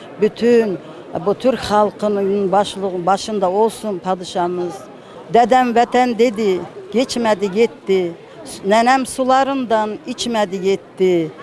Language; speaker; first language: Turkish; early bilingual, heritage; Turkish